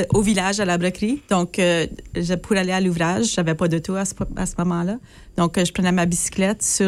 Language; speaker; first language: French; native; French